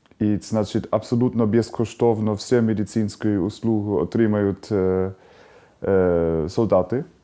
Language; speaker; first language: Ukrainian; non-native, learner; German